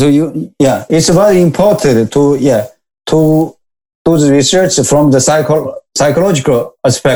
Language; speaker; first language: English; non-native, learner; Japanese